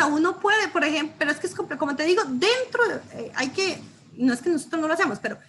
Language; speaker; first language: Spanish; native; Spanish